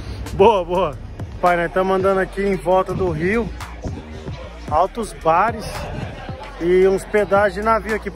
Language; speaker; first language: Portuguese; native; Portuguese